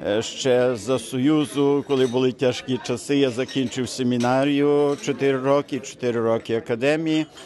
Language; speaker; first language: Ukrainian; native; Ukrainian